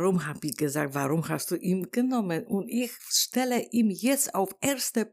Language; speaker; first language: German; non-native, learner; Polish